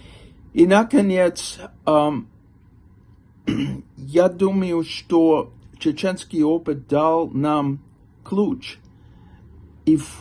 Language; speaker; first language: Russian; non-native, fluent; English